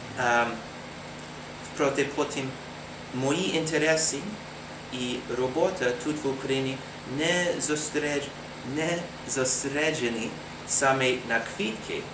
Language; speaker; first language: Ukrainian; non-native, learner; English